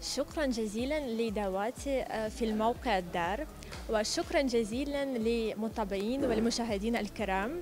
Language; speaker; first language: Arabic; non-native, fluent; Ukrainian